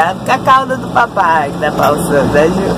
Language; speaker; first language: Portuguese; native; Portuguese